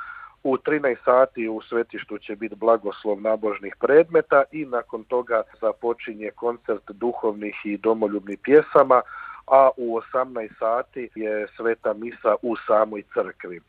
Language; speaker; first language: Croatian; native; Croatian